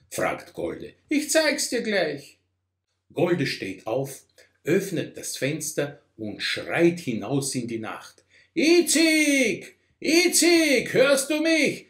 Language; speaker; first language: German; non-native, fluent; Russian